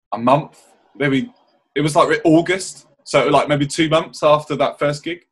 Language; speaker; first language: English; native; English